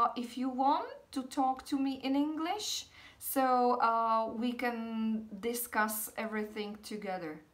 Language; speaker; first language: English; non-native, fluent; Czech